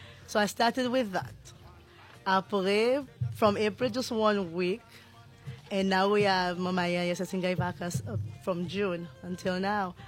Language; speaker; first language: English; non-native, local second language; Seselwa Creole French